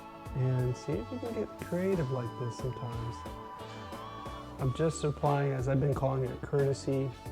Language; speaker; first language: English; native; English